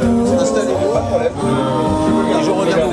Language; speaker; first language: French; native; French